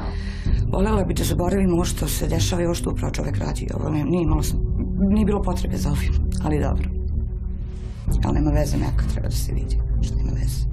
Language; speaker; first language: Bosnian; native; Bosnian